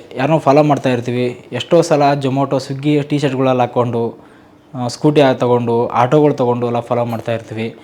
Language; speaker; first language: Kannada; native; Kannada